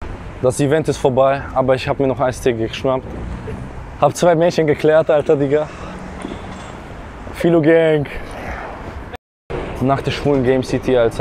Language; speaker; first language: German; native; German